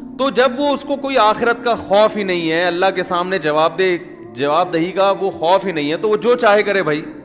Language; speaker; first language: Urdu; native; Urdu